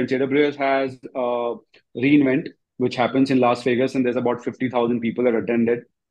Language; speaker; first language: English; non-native, local second language; Gujarati